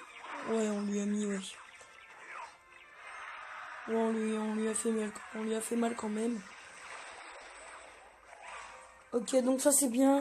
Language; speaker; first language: French; native; French